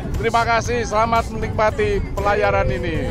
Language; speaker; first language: Indonesian; non-native, learner; Vietnamese